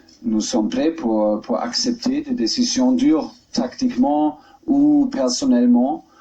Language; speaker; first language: French; non-native, learner; German